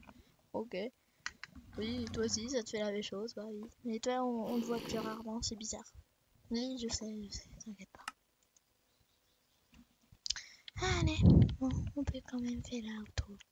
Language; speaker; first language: French; native; French